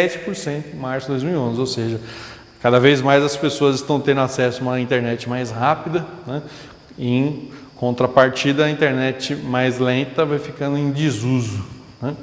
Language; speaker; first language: Portuguese; native; Portuguese